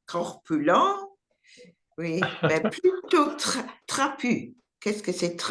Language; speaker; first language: French; non-native, learner; English